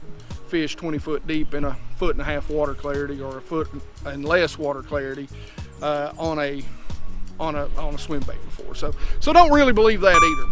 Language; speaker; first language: English; native; English